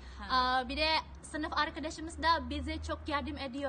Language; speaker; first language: Turkish; non-native, learner; Indonesian